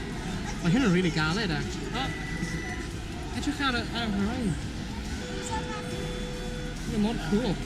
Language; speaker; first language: Welsh; non-native, local second language; English